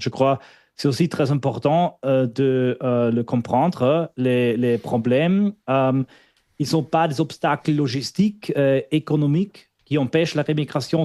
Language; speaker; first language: French; non-native, fluent; German